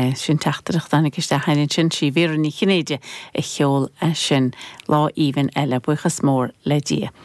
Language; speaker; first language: Irish; native; Irish